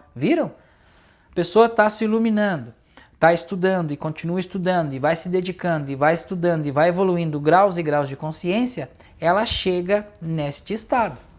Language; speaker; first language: Portuguese; native; Portuguese